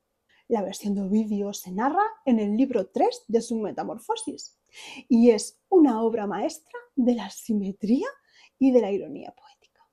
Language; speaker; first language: Spanish; native; Spanish